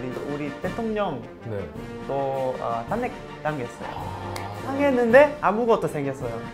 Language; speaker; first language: Korean; non-native, learner; Portuguese